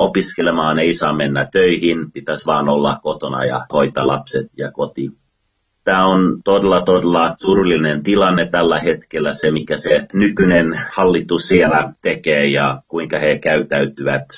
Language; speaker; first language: Finnish; non-native, fluent; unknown